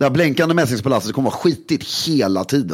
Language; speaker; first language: Swedish; native; Swedish